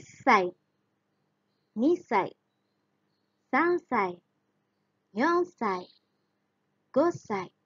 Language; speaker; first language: Japanese; non-native, fluent; Indonesian